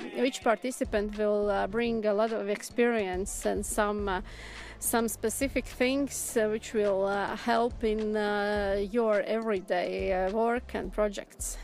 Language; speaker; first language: English; non-native, learner; Latvian